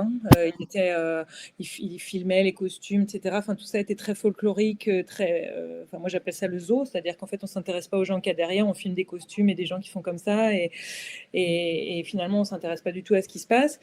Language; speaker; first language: French; native; French